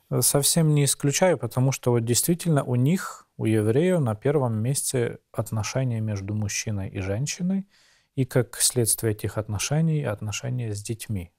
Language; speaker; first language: Russian; native; Russian